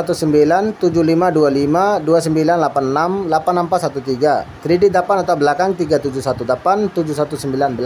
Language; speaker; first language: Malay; non-native, learner; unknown